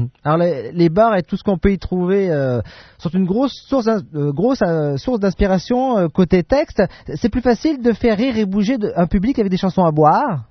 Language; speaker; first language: French; native; French